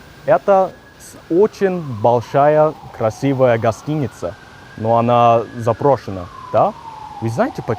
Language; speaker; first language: Russian; non-native, learner; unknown